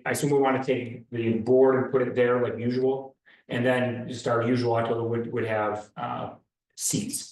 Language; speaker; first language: English; native; English